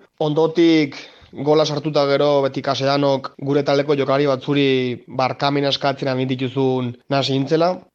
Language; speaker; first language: Basque; native; Basque